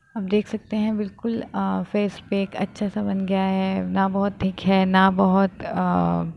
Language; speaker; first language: Urdu; native; Urdu